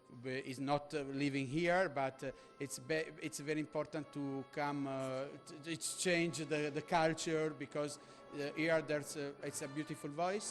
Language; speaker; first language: English; non-native, learner; Italian